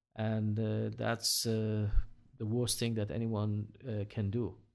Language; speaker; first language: English; non-native, fluent; Hebrew